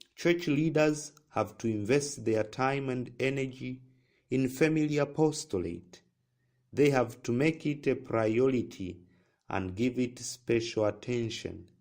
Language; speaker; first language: English; non-native, local second language; Swahili